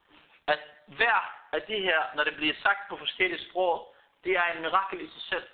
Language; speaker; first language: Danish; non-native, fluent; Arabic